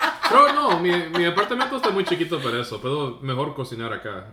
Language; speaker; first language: Spanish; early bilingual, other home language; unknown